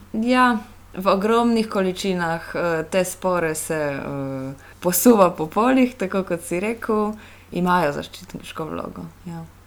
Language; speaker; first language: Slovenian; non-native, fluent; Polish